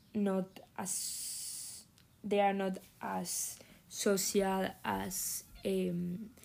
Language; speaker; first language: English; non-native, fluent; Spanish